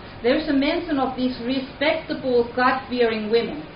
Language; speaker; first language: English; non-native, fluent; Finnish